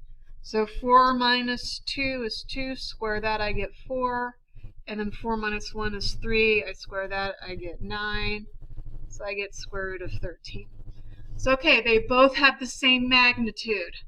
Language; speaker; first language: English; native; English